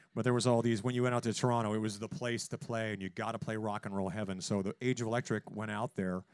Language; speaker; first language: English; native; English